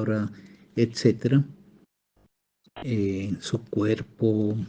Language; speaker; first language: Spanish; native; Spanish